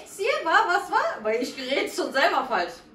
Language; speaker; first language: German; early bilingual, other home language; Polish